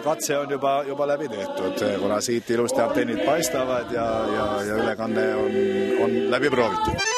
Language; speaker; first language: Estonian; native; Estonian